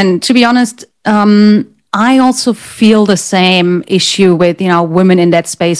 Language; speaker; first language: English; non-native, fluent; German